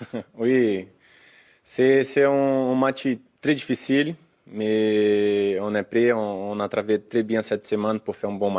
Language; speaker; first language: French; non-native, learner; Portuguese